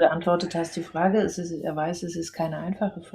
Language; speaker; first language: German; non-native, fluent; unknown